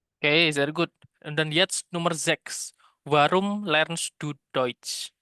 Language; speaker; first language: German; non-native, fluent; Indonesian